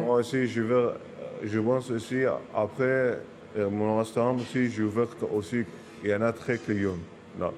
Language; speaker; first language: French; non-native, learner; Arabic